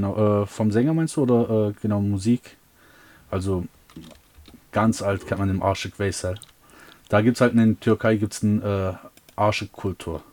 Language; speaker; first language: German; early bilingual, other home language; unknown